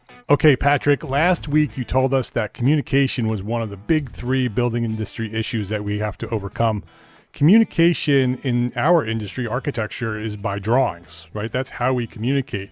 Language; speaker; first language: English; native; English